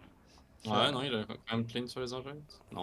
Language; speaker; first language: French; native; French